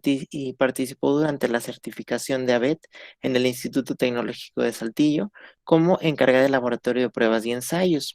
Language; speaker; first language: Spanish; native; Spanish